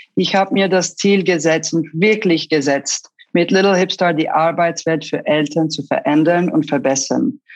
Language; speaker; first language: German; early bilingual, other home language; Turkish